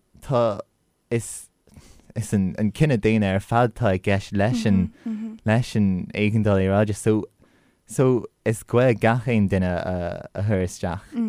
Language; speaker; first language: Irish; non-native, local second language; English